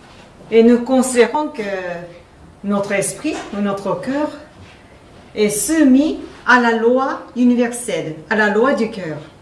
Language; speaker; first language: French; non-native, fluent; Japanese